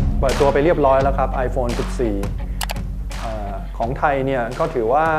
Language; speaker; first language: Thai; native; Thai